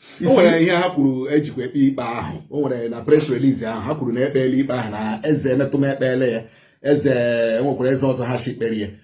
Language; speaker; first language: Igbo; native; Igbo